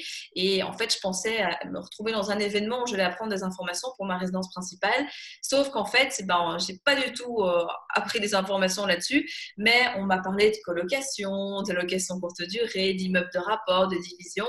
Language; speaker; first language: French; native; French